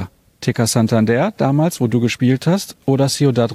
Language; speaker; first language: German; native; German